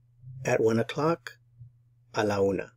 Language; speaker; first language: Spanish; non-native, fluent; English